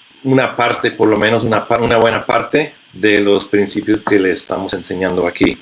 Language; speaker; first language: Spanish; non-native, fluent; English